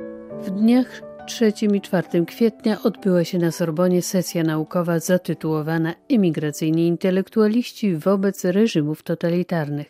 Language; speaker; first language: Polish; native; Polish